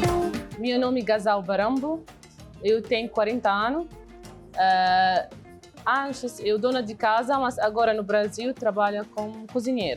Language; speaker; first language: Portuguese; non-native, learner; Arabic